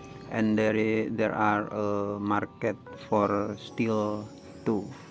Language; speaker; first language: English; non-native, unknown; Indonesian